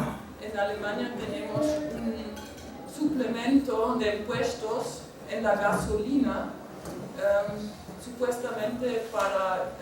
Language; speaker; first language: Spanish; non-native, fluent; German